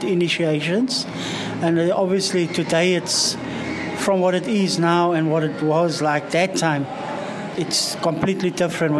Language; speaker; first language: English; non-native, local second language; Afrikaans